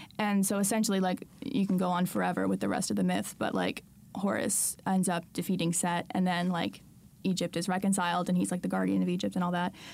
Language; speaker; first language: English; native; English